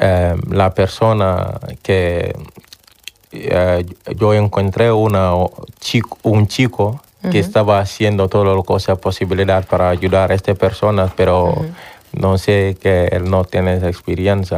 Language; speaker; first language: Spanish; non-native, learner; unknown